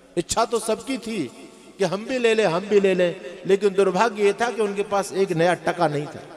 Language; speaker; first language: Hindi; native; Hindi